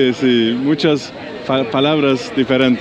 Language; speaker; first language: Spanish; non-native, learner; Turkish